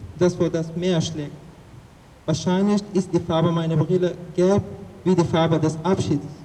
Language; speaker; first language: German; non-native, fluent; Persian